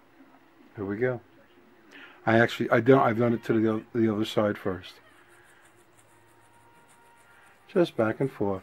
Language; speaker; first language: English; native; English